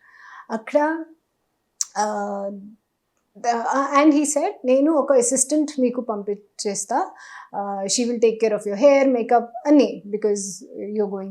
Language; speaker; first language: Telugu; non-native, learner; Hindi